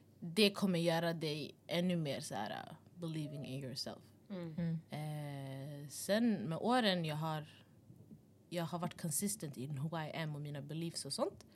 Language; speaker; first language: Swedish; early bilingual, other home language; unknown